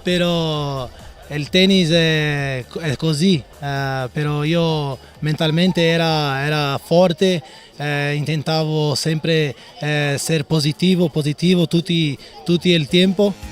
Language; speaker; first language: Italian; non-native, learner; Portuguese